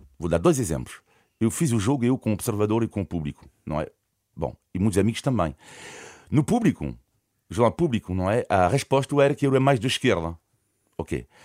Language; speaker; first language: Portuguese; non-native, fluent; French